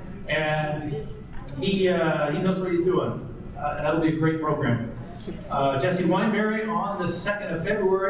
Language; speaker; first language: English; native; English